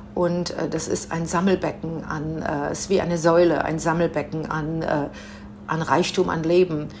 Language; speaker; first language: German; native; German